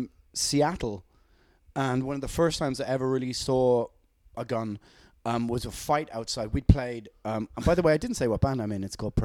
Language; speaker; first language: English; native; English